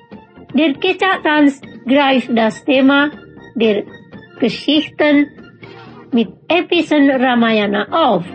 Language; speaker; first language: German; non-native, fluent; Indonesian